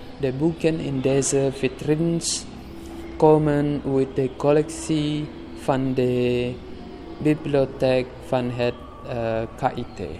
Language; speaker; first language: Dutch; non-native, learner; Indonesian